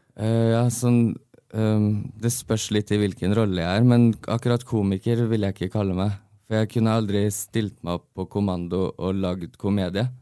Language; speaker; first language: Norwegian; early bilingual, heritage; Norwegian